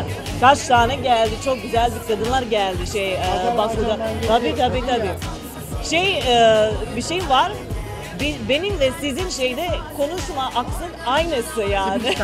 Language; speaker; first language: Turkish; non-native, fluent; Serbian